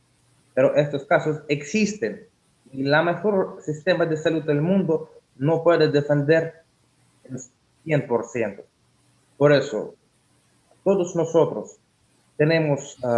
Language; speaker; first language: Spanish; non-native, learner; Russian